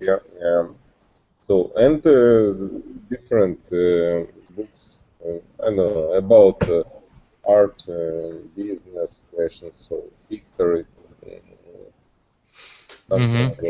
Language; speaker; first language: English; non-native, learner; Russian